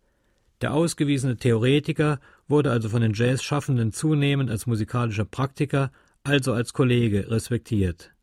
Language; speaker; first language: German; native; German